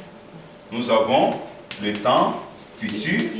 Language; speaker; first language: French; non-native, fluent; Korean